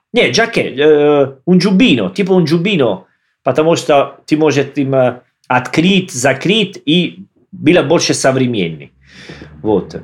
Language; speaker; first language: Russian; non-native, learner; Italian